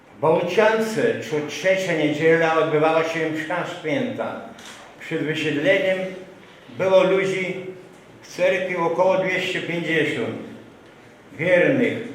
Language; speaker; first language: Polish; non-native, local second language; Rusyn